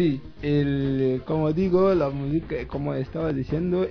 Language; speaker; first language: Spanish; non-native, learner; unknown